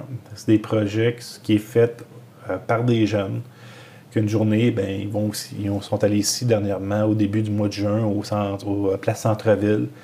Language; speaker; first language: French; native; French